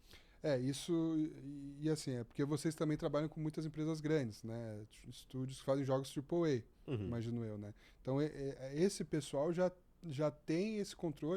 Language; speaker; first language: Portuguese; native; Portuguese